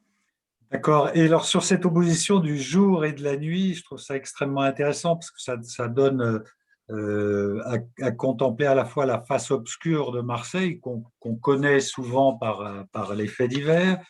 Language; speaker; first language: French; native; French